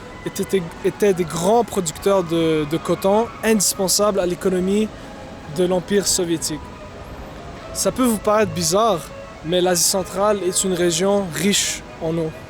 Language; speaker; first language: French; non-native, local second language; Arabic